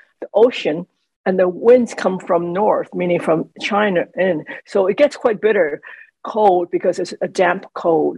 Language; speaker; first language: English; non-native, local second language; Cantonese